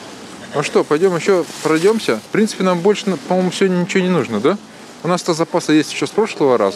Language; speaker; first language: Russian; native; Russian